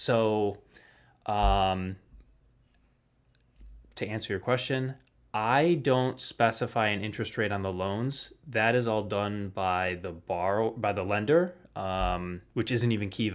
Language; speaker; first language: English; native; English